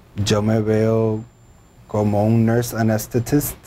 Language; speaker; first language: Spanish; early bilingual, heritage; Spanish